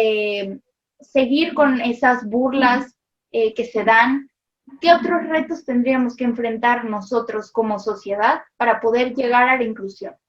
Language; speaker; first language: Spanish; native; Spanish